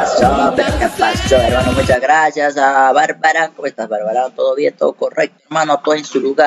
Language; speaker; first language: Spanish; native; Spanish